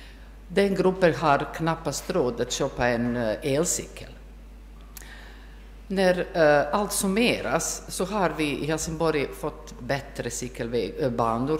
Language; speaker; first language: Swedish; non-native, fluent; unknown